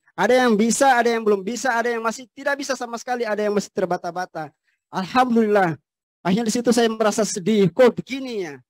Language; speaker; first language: Indonesian; native; Indonesian